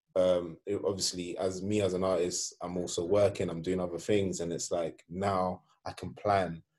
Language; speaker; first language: English; non-native, fluent; Swedish